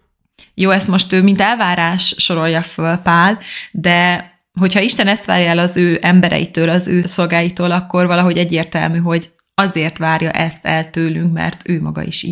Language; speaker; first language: Hungarian; native; Hungarian